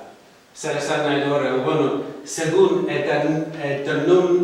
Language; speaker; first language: Basque; non-native, fluent; Welsh